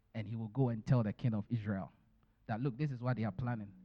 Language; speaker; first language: English; non-native, local second language; Akan